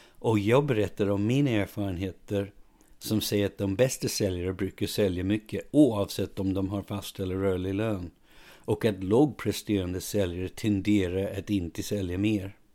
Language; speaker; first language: Swedish; non-native, fluent; English